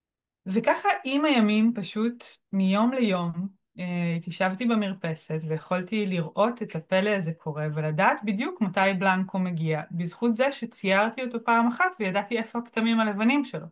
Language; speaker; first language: Hebrew; native; Hebrew